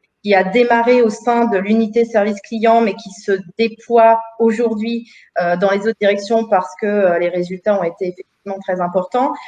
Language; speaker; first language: French; native; French